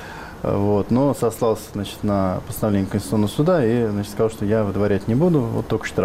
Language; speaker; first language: Russian; native; Russian